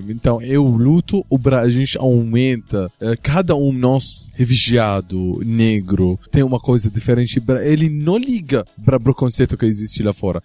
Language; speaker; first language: Portuguese; non-native, learner; Arabic